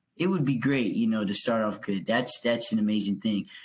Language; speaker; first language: English; native; English